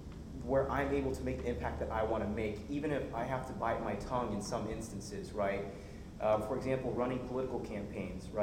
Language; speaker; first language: English; native; English